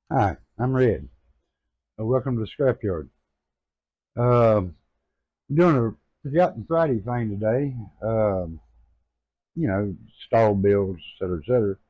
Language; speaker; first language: English; native; English